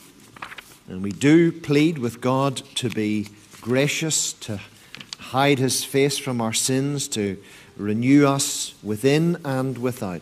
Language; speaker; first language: English; native; English